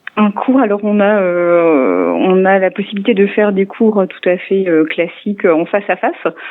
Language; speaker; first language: French; non-native, local second language; Swiss German